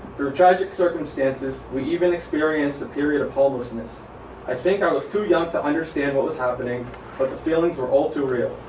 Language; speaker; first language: English; native; English